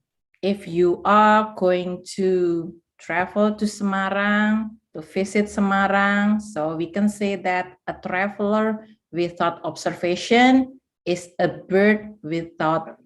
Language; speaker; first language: English; non-native, fluent; Indonesian